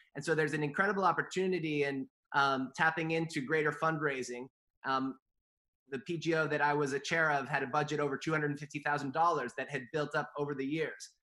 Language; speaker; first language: English; native; English